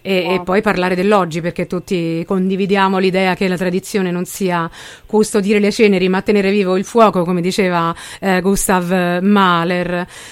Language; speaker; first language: Italian; native; Italian